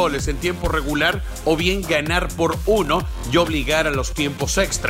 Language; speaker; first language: Spanish; native; Spanish